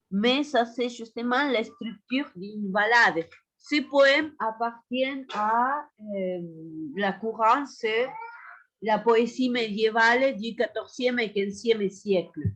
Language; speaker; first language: French; non-native, fluent; Spanish